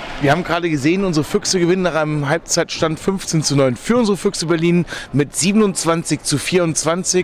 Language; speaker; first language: German; native; German